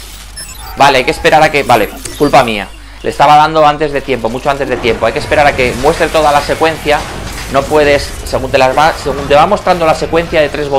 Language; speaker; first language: Spanish; native; Spanish